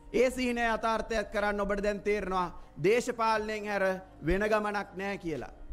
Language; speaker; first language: Sinhala; native; Sinhala